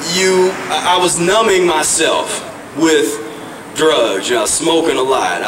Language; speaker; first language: English; native; English